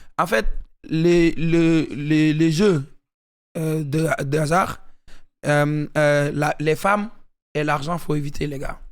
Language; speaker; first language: French; non-native, local second language; Wolof